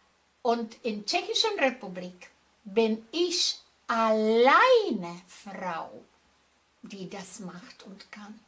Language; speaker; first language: German; non-native, fluent; Czech